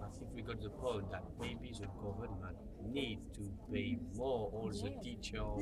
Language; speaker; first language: English; non-native, learner; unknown